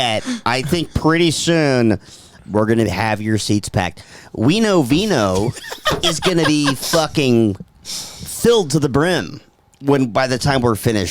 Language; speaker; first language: English; native; English